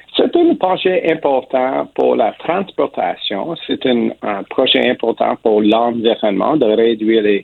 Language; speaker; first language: French; non-native, local second language; English